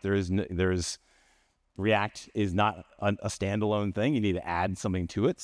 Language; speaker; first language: English; native; English